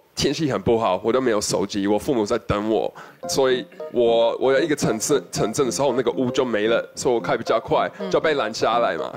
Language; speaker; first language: Chinese; non-native, fluent; English